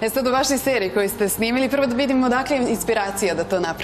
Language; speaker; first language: Bosnian; native; Bosnian